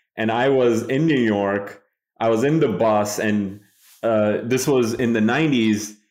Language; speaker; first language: English; non-native, local second language; Bangla